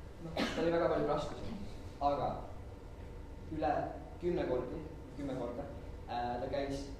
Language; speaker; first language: Estonian; non-native, fluent; English